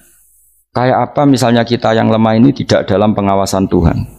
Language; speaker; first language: Indonesian; non-native, local second language; Javanese